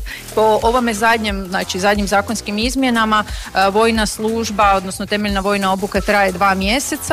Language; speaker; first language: Serbian; native; Serbian